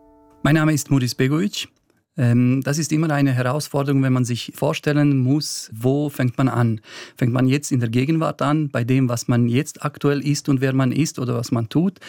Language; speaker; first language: German; early bilingual, other home language; Bosnian